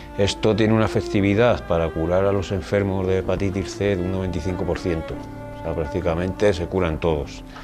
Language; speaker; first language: Spanish; native; Spanish